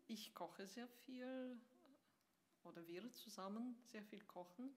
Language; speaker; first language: German; non-native, fluent; Russian